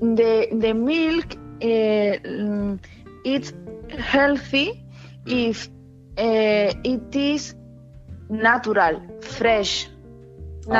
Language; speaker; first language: English; non-native, learner; Spanish